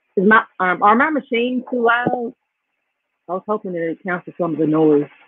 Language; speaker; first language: English; native; English